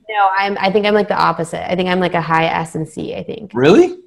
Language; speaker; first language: English; native; English